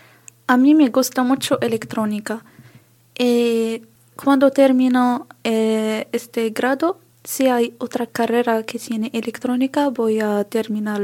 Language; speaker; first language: Spanish; non-native, learner; Arabic